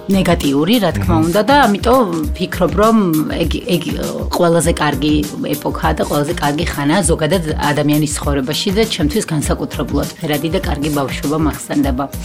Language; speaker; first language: Georgian; native; Georgian